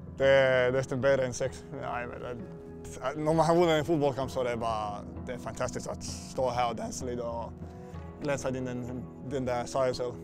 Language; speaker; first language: Danish; non-native, fluent; Finnish